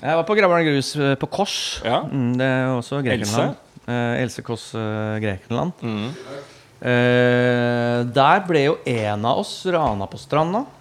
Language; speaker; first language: Norwegian; native; Norwegian